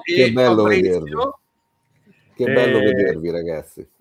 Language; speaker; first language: Italian; native; Italian